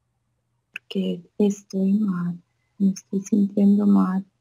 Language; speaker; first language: Spanish; non-native, fluent; Italian